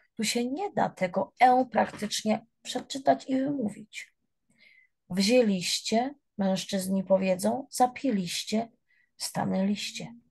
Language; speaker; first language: Polish; native; Polish